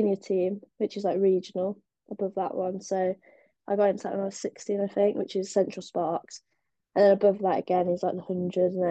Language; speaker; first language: English; native; English